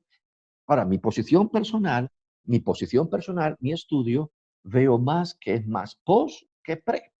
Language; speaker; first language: Spanish; native; Spanish